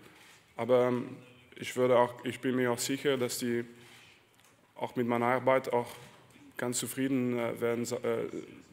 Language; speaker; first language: German; non-native, fluent; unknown